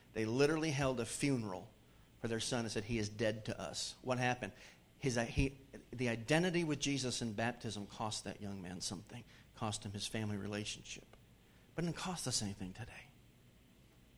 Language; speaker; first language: English; native; English